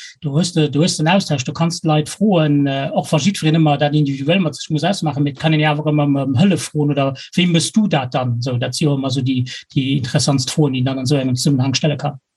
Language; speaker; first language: Luxembourgish; native; Luxembourgish